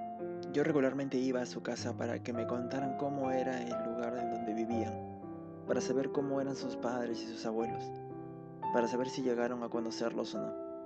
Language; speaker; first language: Spanish; native; Spanish